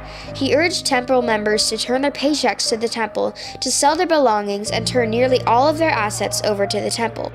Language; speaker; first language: English; native; English